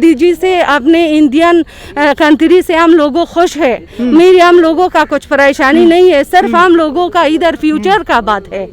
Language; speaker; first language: Hindi; non-native, learner; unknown